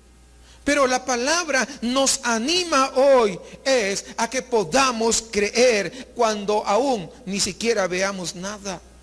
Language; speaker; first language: Spanish; native; Spanish